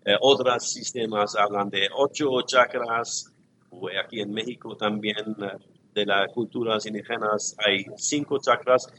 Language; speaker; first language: Spanish; non-native, learner; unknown